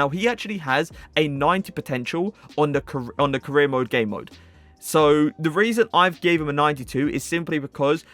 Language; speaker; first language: English; native; English